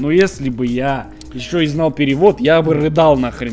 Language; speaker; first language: Russian; native; Russian